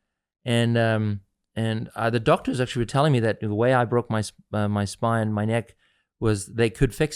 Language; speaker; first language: English; native; English